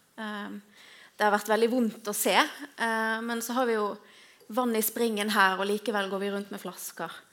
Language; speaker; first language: Norwegian; native; Norwegian